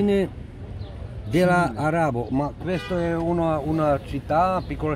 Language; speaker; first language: Italian; non-native, learner; Serbian